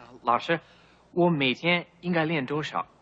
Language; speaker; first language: Chinese; non-native, fluent; English